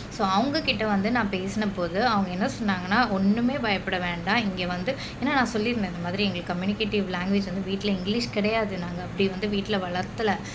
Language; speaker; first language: Tamil; non-native, local second language; Malayalam